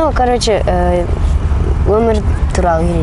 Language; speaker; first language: Kazakh; early bilingual, heritage; Kazakh